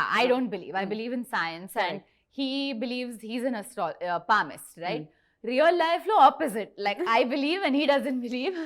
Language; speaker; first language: Telugu; non-native, learner; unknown